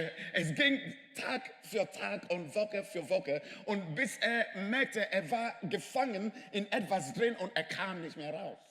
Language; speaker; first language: German; non-native, fluent; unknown